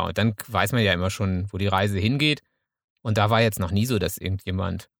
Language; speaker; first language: German; native; German